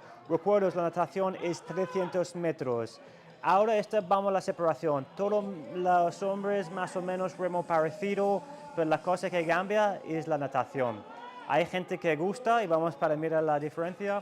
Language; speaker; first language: Spanish; non-native, learner; English